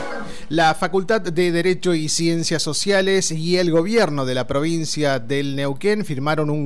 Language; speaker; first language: Spanish; native; Spanish